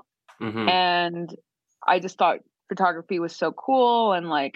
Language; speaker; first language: English; native; English